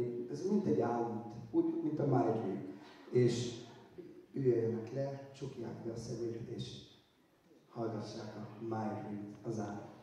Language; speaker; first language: Hungarian; non-native, learner; German